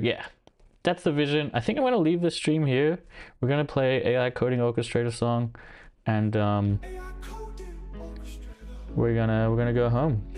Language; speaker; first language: English; native; English